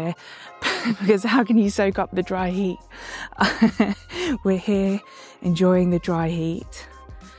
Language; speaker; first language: English; native; English